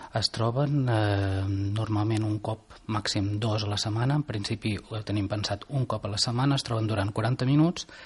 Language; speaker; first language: Catalan; native; Catalan